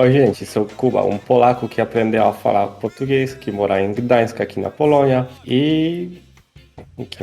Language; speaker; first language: Portuguese; non-native, fluent; Polish